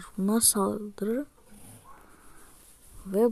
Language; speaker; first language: Turkish; early bilingual, heritage; Turkish